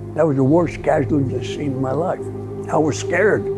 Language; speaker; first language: English; early bilingual, other home language; Italian